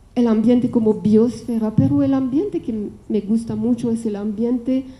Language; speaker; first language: Spanish; non-native, fluent; French